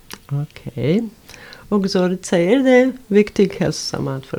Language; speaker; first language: Swedish; non-native, fluent; Bosnian